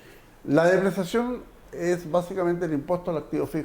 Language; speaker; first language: Spanish; native; Spanish